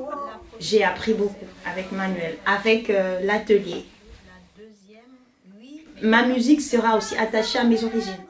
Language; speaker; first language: French; non-native, local second language; Lingala